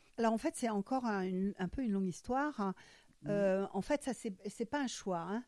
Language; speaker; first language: French; non-native, fluent; German